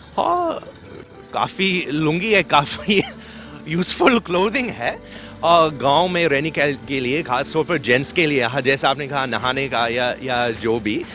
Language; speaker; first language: Hindi; non-native, fluent; English